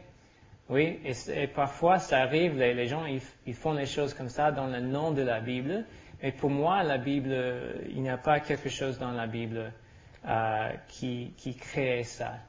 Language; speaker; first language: French; non-native, learner; English